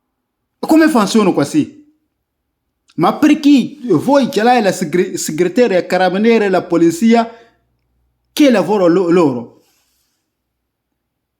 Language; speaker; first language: Italian; non-native, learner; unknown